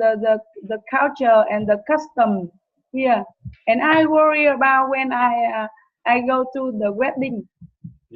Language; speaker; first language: English; non-native, learner; Vietnamese